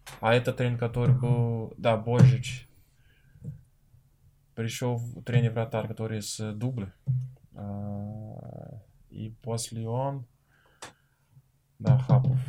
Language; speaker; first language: Russian; non-native, learner; Portuguese